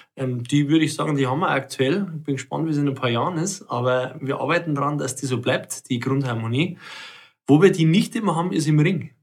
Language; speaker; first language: German; native; German